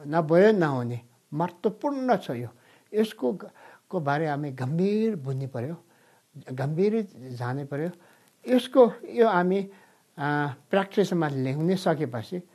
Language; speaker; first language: Nepali; non-native, fluent; Tibetan